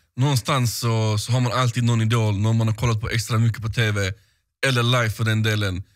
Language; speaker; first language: Swedish; early bilingual, other home language; Arabic